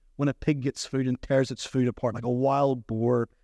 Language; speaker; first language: English; native; English